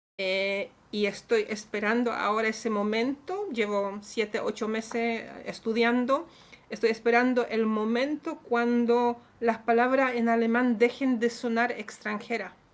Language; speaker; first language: Spanish; non-native, fluent; Polish